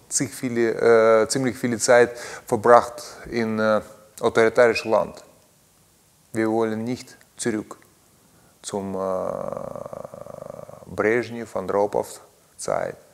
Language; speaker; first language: German; non-native, learner; Russian